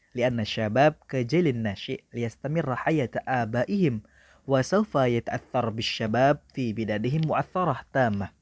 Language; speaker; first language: Arabic; non-native, fluent; Indonesian